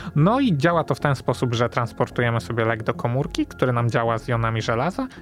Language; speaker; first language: Polish; native; Polish